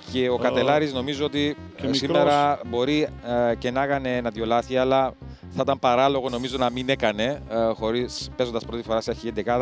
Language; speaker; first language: Greek; native; Greek